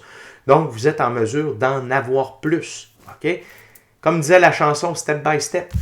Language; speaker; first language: French; native; French